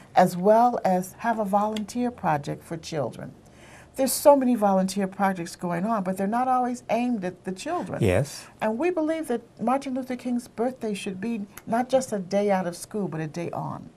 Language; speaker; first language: English; native; English